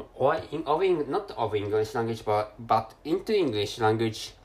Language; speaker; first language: English; non-native, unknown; Japanese